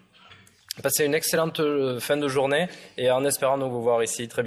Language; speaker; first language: French; native; French